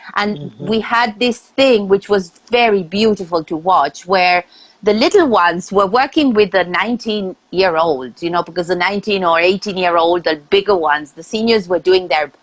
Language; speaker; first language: English; non-native, fluent; Spanish